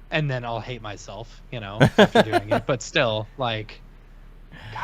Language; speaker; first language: English; native; English